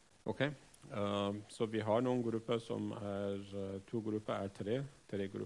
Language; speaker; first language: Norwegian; non-native, fluent; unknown